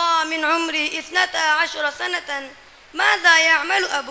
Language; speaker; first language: Arabic; non-native, learner; Urdu